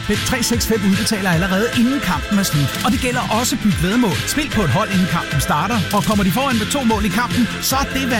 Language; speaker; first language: Danish; native; Danish